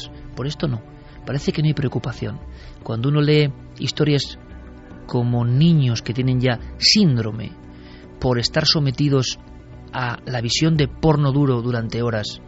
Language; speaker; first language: Spanish; native; Spanish